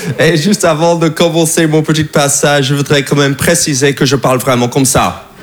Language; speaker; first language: French; non-native, fluent; English